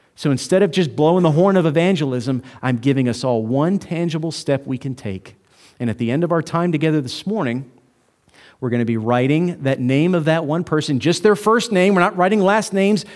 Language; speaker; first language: English; native; English